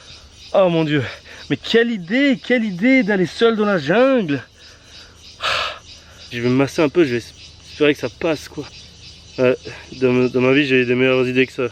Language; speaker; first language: French; native; French